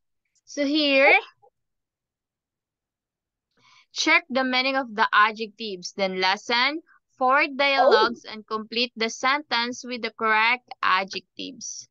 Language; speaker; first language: English; non-native, fluent; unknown